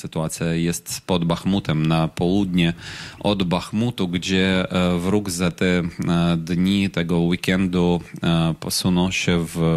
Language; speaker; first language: Polish; non-native, fluent; Ukrainian